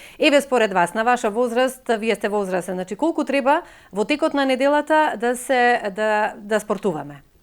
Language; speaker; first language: Macedonian; native; Macedonian